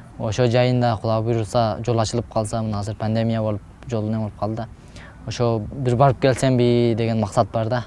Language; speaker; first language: Kyrgyz; early bilingual, heritage; Kyrgyz